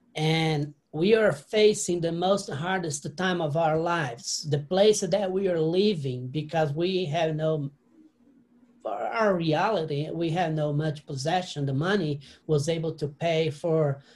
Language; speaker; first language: English; non-native, learner; Portuguese